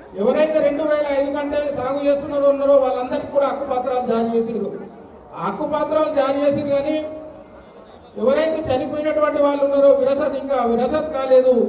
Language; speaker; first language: Telugu; non-native, local second language; Gondi